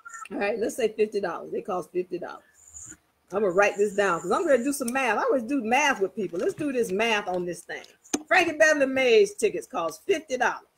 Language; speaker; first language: English; native; English